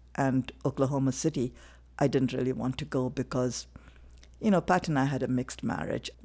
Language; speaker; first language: English; non-native, local second language; Tamil